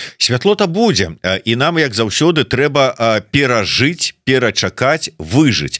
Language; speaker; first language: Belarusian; native; Belarusian